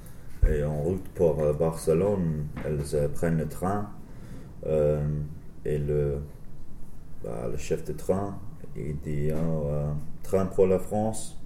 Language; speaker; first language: French; non-native, learner; English